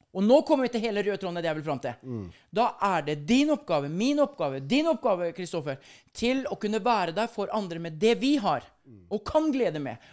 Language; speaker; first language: Norwegian; native; Norwegian